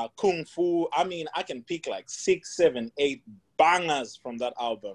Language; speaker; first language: English; non-native, local second language; Shona